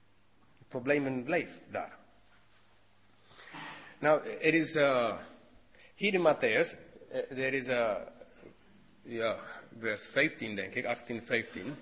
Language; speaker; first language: Dutch; non-native, learner; English